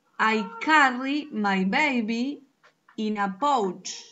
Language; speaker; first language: English; non-native, learner; Spanish